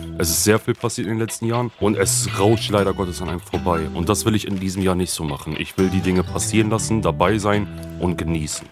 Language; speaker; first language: German; early bilingual, other home language; Kurdish